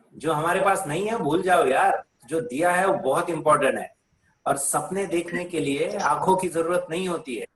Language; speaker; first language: Hindi; non-native, local second language; Marathi